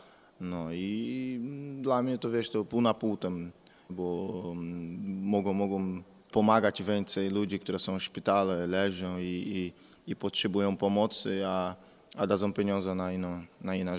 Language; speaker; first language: Polish; non-native, learner; Portuguese